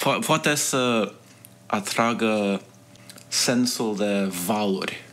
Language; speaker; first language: Romanian; early bilingual, heritage; Romanian